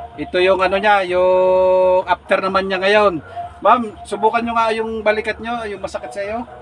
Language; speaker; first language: Filipino; native; Filipino